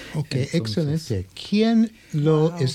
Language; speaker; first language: Spanish; non-native, fluent; English